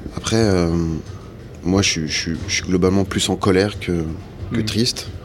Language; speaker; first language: French; native; French